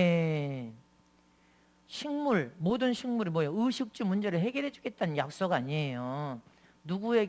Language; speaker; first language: Korean; native; Korean